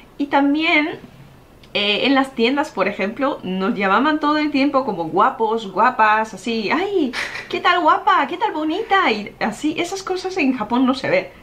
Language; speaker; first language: Spanish; non-native, fluent; Japanese